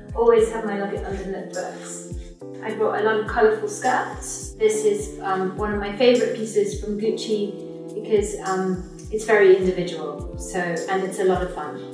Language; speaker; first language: English; native; English